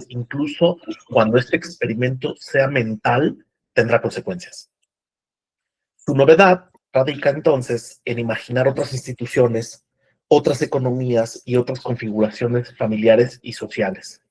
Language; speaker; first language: Spanish; native; Spanish